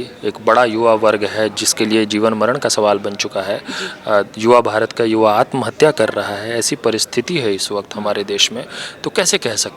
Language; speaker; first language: Hindi; native; Hindi